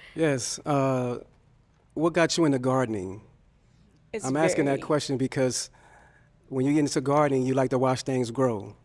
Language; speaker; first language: English; native; English